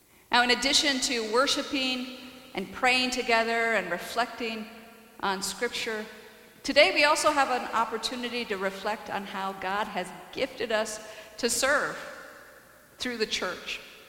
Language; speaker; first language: English; native; English